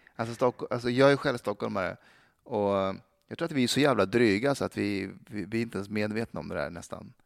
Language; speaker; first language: Swedish; early bilingual, other home language; Persian